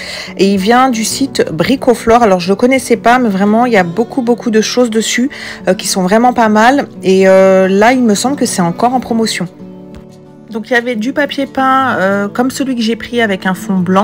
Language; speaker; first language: French; native; French